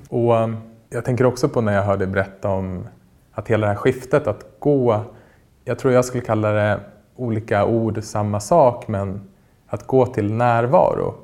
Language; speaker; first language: Swedish; native; Swedish